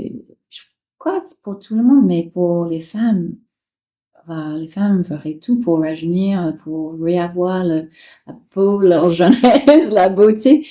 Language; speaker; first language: French; non-native, fluent; English